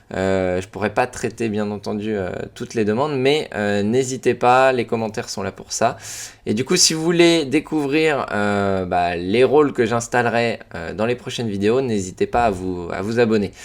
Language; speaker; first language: French; native; French